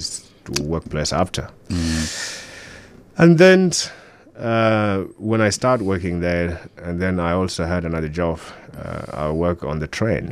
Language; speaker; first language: English; early bilingual, other home language; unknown